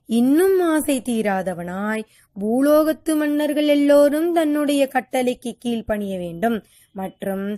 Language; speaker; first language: Tamil; native; Tamil